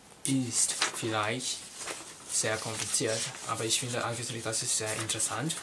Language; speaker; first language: German; non-native, learner; Cantonese